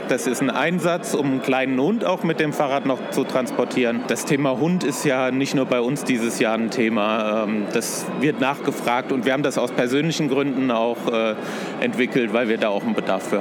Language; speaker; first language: German; native; German